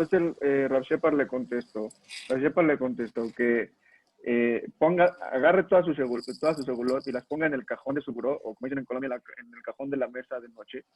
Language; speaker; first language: Spanish; native; Spanish